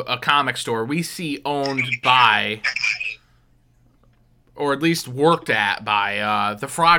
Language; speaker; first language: English; native; English